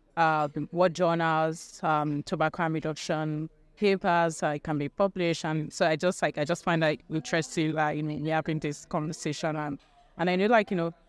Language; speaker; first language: English; non-native, local second language; Yoruba